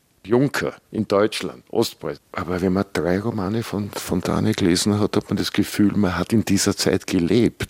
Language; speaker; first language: German; native; German